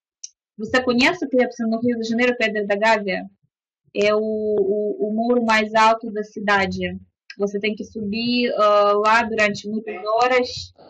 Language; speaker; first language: Portuguese; non-native, fluent; Russian